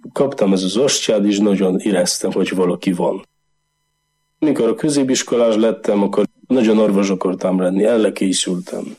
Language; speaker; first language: Hungarian; non-native, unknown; Polish